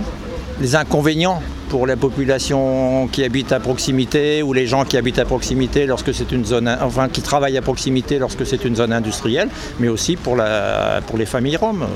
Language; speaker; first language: French; native; French